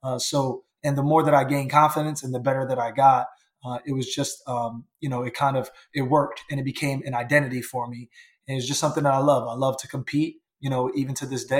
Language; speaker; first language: English; native; English